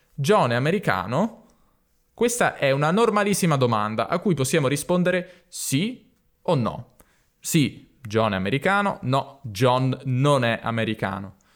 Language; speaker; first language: Italian; native; Italian